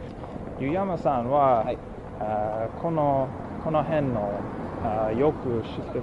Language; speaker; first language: Japanese; non-native, learner; English